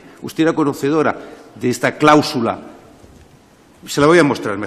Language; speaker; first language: Spanish; native; Spanish